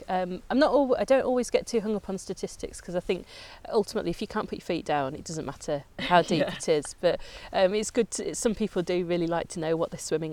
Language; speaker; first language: English; native; English